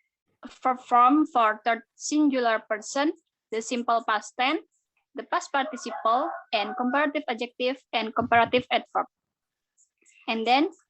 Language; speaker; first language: English; non-native, learner; Indonesian